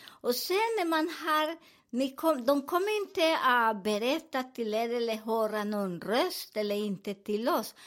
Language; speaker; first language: Swedish; non-native, learner; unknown